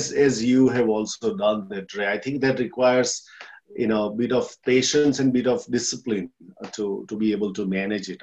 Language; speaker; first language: English; non-native, local second language; Gujarati